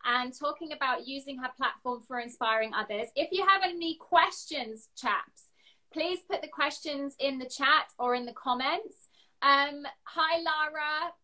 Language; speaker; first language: English; native; English